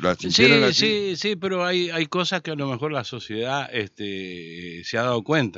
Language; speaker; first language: Spanish; native; Spanish